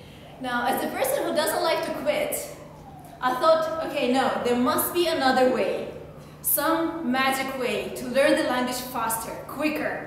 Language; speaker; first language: English; non-native, fluent; Russian